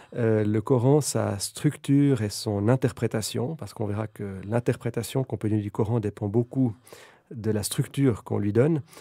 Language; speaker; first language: French; native; French